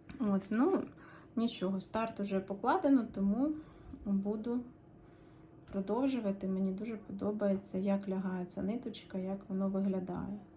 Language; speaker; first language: Ukrainian; non-native, local second language; Russian